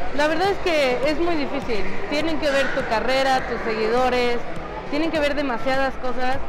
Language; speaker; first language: Spanish; native; Spanish